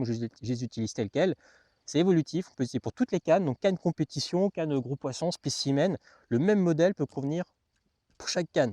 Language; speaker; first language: French; native; French